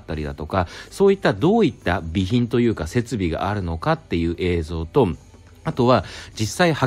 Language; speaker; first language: Japanese; native; Japanese